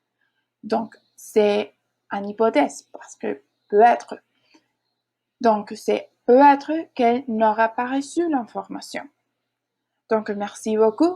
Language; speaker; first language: French; non-native, learner; Spanish